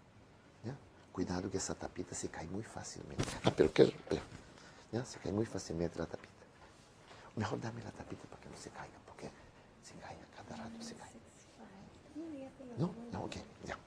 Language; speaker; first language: Spanish; non-native, fluent; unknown